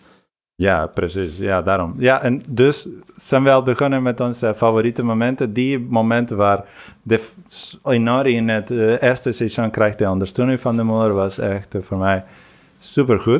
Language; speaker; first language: Dutch; non-native, fluent; Spanish